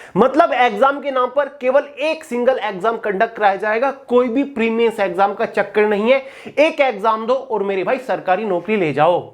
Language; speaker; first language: Hindi; native; Hindi